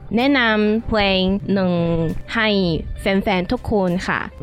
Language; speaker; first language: Thai; non-native, learner; Chinese